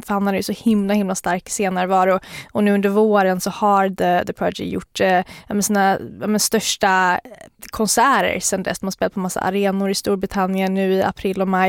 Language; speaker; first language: Swedish; native; Swedish